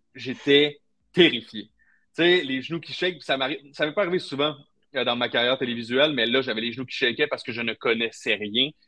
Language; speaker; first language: French; native; French